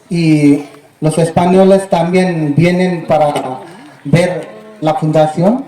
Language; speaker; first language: Spanish; non-native, fluent; Telugu